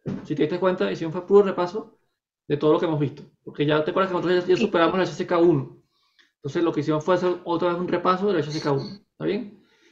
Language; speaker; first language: Spanish; native; Spanish